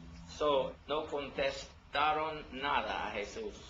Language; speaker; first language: Spanish; non-native, learner; English